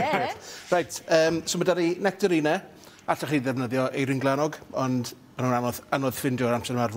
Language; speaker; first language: Welsh; native; Welsh